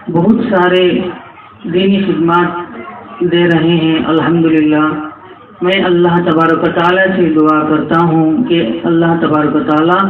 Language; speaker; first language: Urdu; native; Urdu